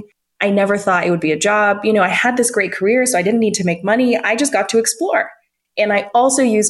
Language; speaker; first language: English; native; English